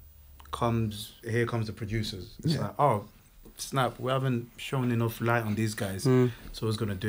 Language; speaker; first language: English; non-native, fluent; French